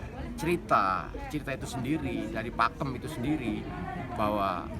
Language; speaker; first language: Indonesian; native; Indonesian